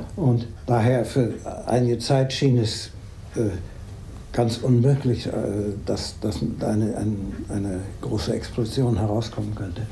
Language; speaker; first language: German; native; German